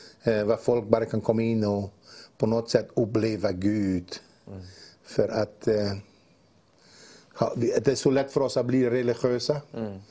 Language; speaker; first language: Swedish; non-native, fluent; Dutch